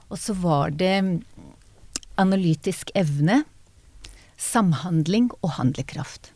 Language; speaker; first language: Norwegian; non-native, fluent; Hebrew